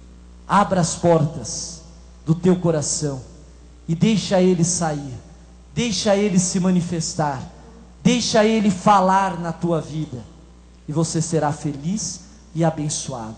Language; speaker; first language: Portuguese; native; Portuguese